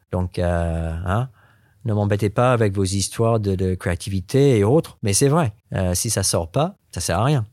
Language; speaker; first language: French; non-native, fluent; English